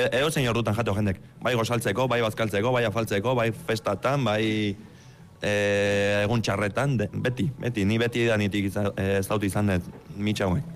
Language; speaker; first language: Basque; early bilingual, other home language; Romanian